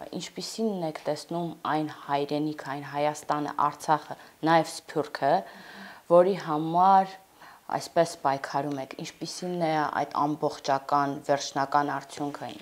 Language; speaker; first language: Armenian; native; Armenian